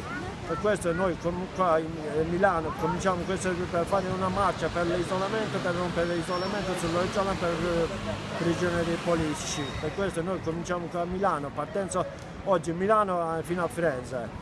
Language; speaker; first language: Italian; non-native, learner; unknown